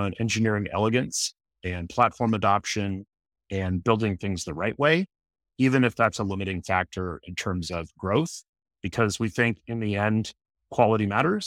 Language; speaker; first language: English; native; English